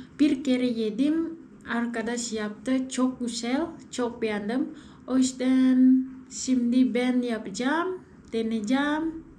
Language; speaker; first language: Turkish; non-native, learner; Indonesian